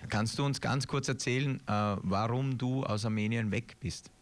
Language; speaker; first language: German; native; German